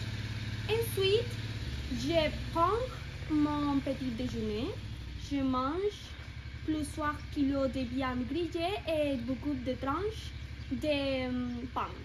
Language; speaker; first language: French; non-native, learner; Spanish